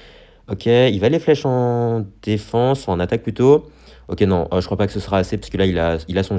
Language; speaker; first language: French; native; French